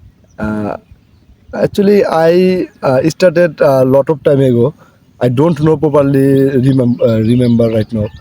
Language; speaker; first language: English; non-native, learner; Bangla